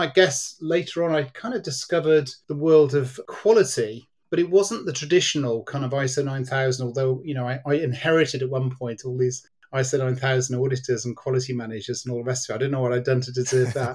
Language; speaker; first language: English; native; English